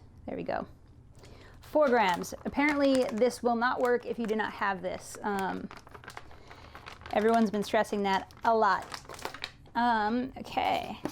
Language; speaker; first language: English; native; English